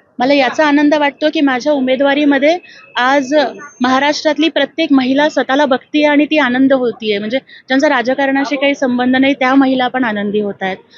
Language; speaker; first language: Marathi; non-native, local second language; Telugu